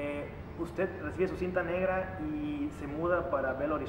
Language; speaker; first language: Spanish; native; Spanish